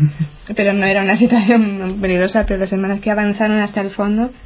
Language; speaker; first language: Spanish; native; Spanish